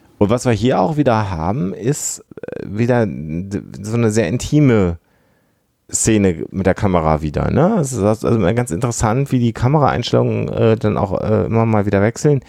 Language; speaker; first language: German; native; German